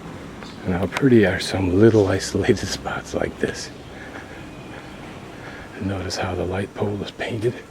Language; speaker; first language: English; native; English